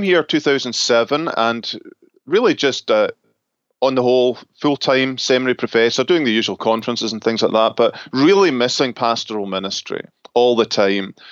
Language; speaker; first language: English; native; English